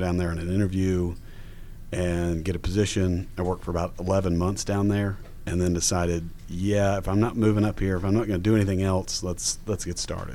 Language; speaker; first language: English; native; English